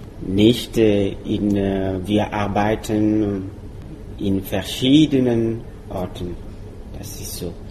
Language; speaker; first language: German; non-native, learner; Mossi